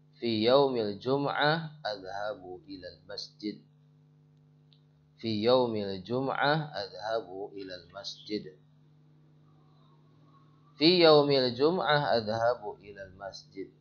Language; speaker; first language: Arabic; non-native, fluent; Indonesian